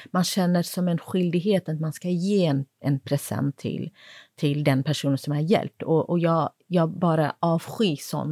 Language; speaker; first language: Swedish; non-native, fluent; Kurdish